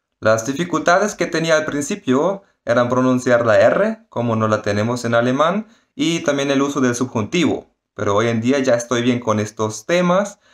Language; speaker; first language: Spanish; non-native, fluent; German